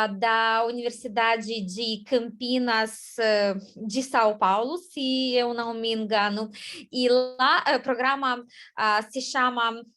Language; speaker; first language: Portuguese; non-native, fluent; Ukrainian